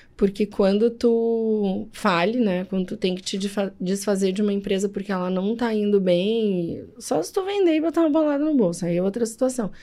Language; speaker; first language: Portuguese; native; Portuguese